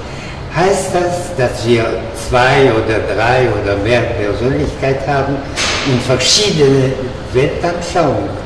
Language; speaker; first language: German; non-native, fluent; French